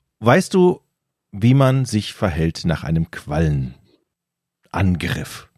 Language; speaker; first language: German; native; German